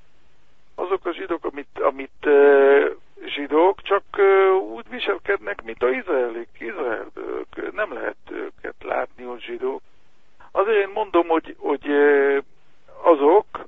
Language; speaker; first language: Hungarian; non-native, learner; Hebrew